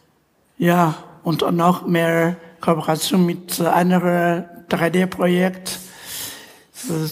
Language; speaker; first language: German; non-native, fluent; Chinese